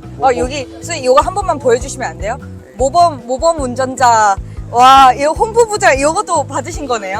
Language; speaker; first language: Korean; native; Korean